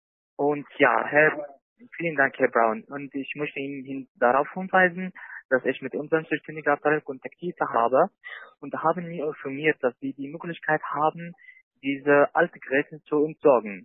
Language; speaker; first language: German; non-native, learner; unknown